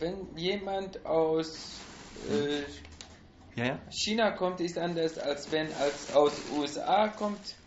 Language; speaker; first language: German; non-native, learner; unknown